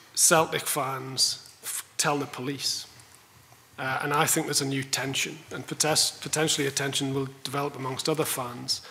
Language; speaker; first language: English; native; English